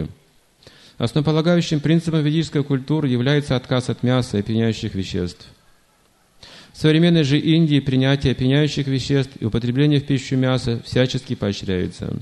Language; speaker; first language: Russian; native; Russian